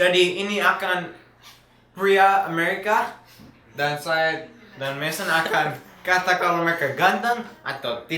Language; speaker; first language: Indonesian; non-native, learner; English